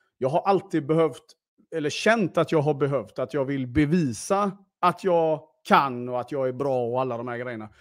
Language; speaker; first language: Swedish; early bilingual, other home language; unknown